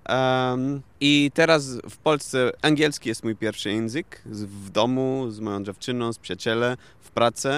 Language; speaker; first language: Polish; non-native, learner; Portuguese